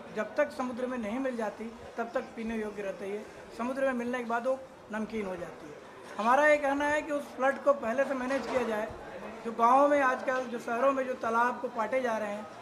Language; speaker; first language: Hindi; native; Hindi